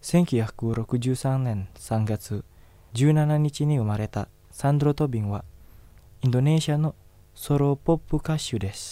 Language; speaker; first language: Japanese; non-native, learner; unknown